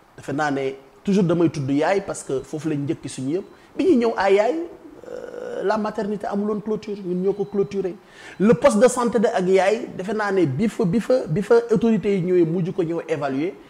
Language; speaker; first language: Wolof; native; Wolof